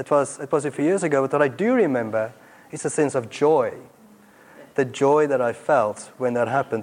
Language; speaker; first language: English; non-native, local second language; Afrikaans